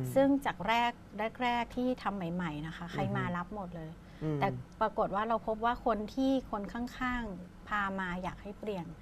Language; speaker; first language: Thai; native; Thai